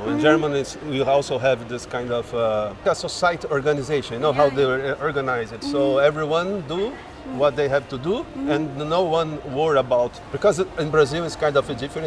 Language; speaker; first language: English; non-native, fluent; Portuguese